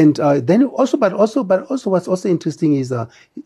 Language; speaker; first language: English; non-native, local second language; Tswana